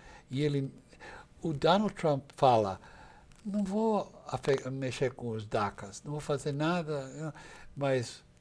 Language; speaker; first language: Portuguese; non-native, fluent; English